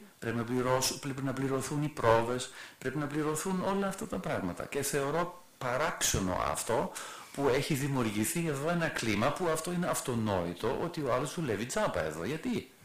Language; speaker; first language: Greek; non-native, fluent; German